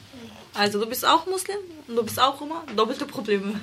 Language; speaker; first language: German; non-native, learner; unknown